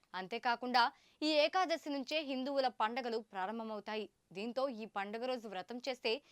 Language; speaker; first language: Telugu; native; Telugu